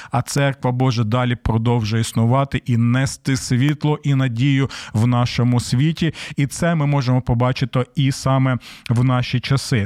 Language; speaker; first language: Ukrainian; native; Ukrainian